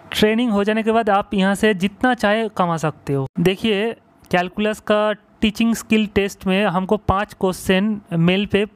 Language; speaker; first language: Hindi; non-native, local second language; Bangla